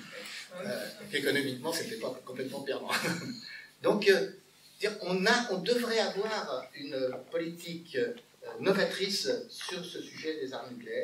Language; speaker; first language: French; native; French